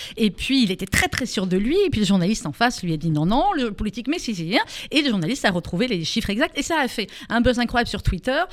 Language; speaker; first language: French; native; French